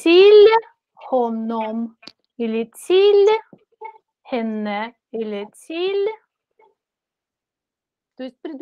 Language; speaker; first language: Swedish; non-native, fluent; Russian